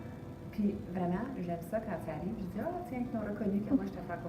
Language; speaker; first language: French; native; French